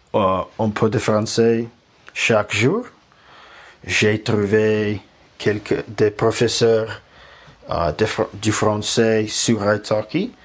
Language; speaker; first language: French; non-native, learner; Russian